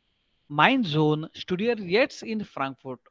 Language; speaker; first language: German; non-native, fluent; Marathi